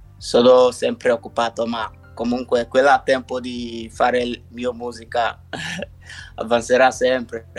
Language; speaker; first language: Italian; non-native, learner; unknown